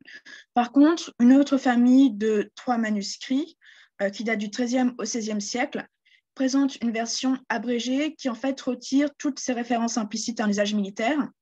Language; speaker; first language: French; native; French